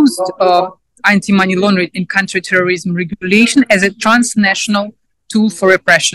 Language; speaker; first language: English; non-native, fluent; Ukrainian